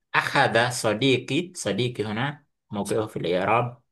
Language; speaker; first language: Arabic; non-native, fluent; Indonesian